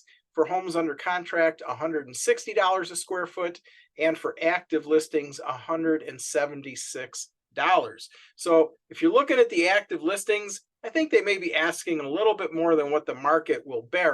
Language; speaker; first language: English; native; English